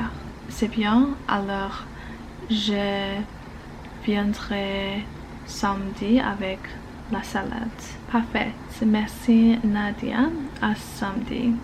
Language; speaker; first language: French; non-native, learner; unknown